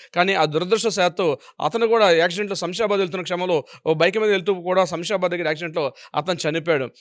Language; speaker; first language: Telugu; native; Telugu